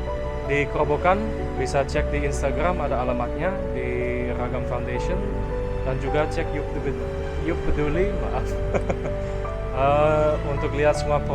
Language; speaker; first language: Indonesian; early bilingual, other home language; Dutch